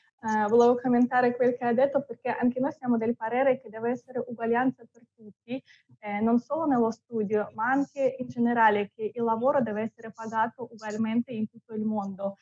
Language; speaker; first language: Italian; non-native, fluent; Russian